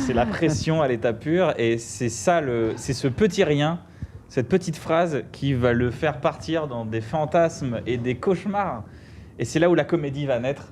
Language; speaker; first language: French; native; French